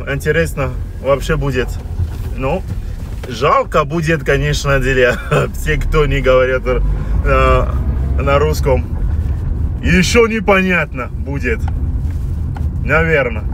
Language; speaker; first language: Russian; non-native, learner; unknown